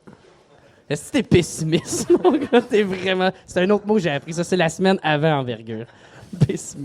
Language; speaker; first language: French; native; French